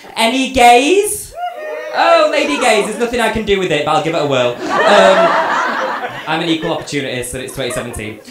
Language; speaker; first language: English; native; English